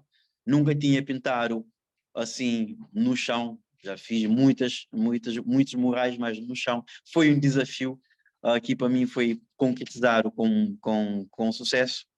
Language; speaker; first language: Portuguese; non-native, local second language; Kabuverdianu